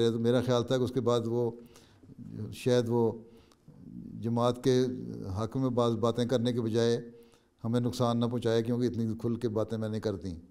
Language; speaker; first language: Urdu; native; Urdu